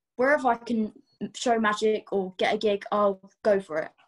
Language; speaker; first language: English; native; English